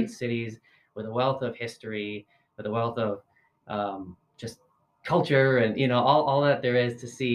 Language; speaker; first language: English; native; English